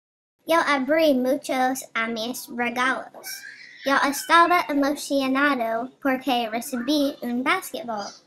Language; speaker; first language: Spanish; non-native, learner; English